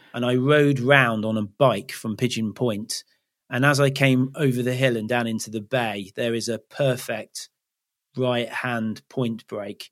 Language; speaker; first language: English; native; English